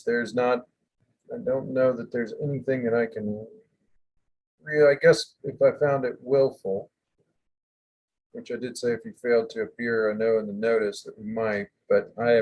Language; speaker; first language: English; native; English